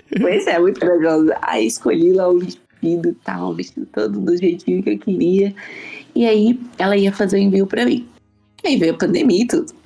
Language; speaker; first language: Portuguese; native; Portuguese